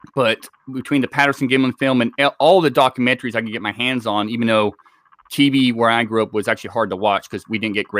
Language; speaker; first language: English; native; English